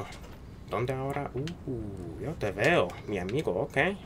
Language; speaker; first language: Spanish; early bilingual, heritage; Spanish